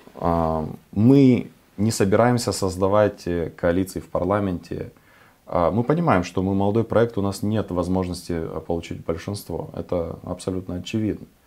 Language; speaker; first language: Russian; non-native, local second language; Romanian